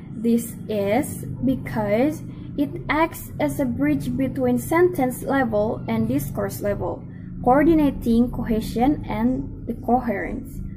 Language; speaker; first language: English; non-native, fluent; Indonesian